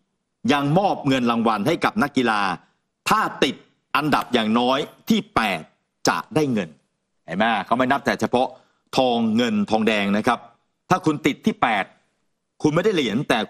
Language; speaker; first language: Thai; native; Thai